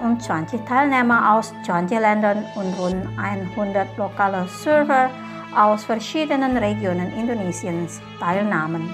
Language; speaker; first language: German; non-native, fluent; Indonesian